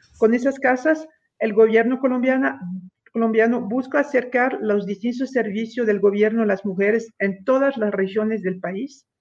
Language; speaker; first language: Spanish; non-native, fluent; French